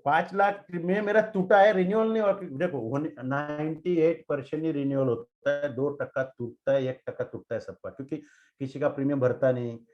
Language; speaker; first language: Hindi; non-native, local second language; Marathi